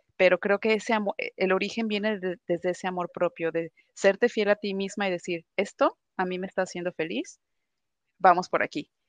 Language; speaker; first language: Spanish; native; Spanish